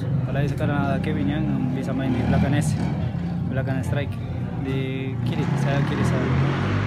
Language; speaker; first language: Indonesian; non-native, learner; Spanish